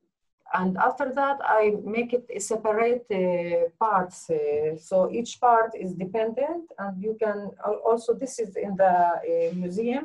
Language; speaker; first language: English; non-native, learner; Arabic